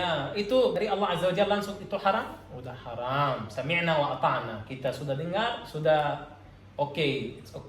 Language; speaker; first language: Indonesian; non-native, learner; Arabic